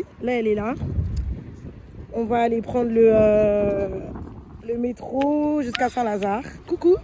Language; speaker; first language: French; native; French